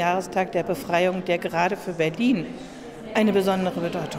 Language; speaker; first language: German; native; German